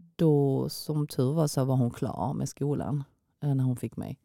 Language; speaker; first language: Swedish; early bilingual, other home language; Korean